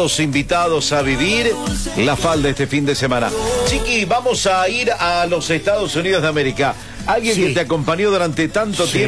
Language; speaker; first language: Spanish; native; Spanish